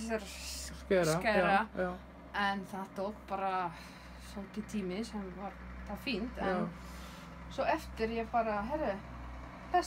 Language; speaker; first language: Icelandic; non-native, learner; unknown